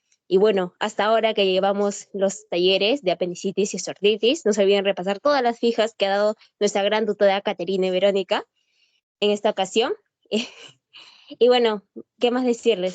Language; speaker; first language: Spanish; native; Spanish